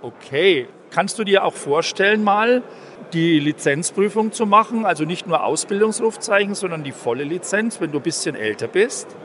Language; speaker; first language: German; native; German